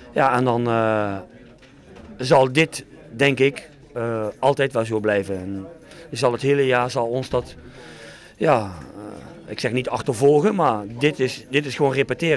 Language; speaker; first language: Dutch; native; Dutch